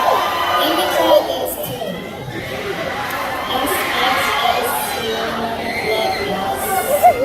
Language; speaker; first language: English; non-native, learner; Korean